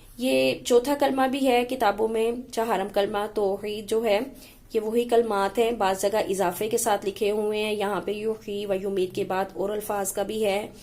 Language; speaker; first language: Urdu; native; Urdu